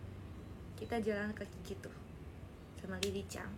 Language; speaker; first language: Indonesian; native; Indonesian